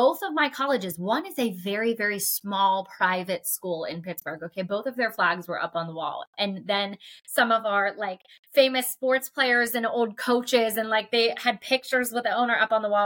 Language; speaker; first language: English; native; English